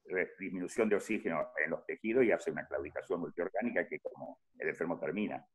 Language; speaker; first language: Spanish; native; Spanish